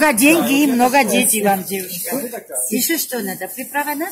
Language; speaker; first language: Russian; non-native, local second language; Georgian